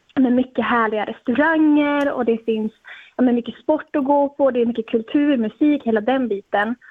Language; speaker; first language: Swedish; native; Swedish